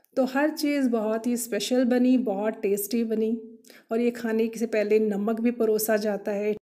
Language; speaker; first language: Hindi; non-native, local second language; Kannada